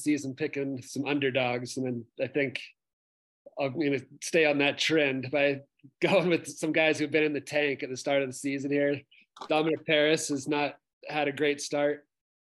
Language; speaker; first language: English; native; English